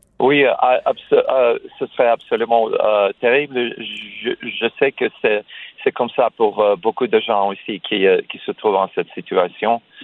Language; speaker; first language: French; non-native, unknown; Russian